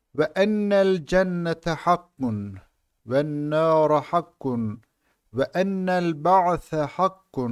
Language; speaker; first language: Arabic; non-native, fluent; Turkish